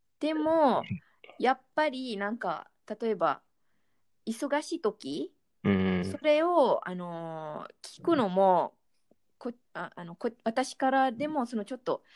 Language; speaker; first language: Japanese; non-native, fluent; Malay